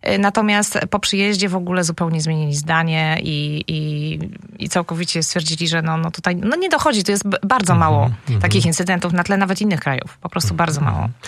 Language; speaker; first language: Polish; native; Polish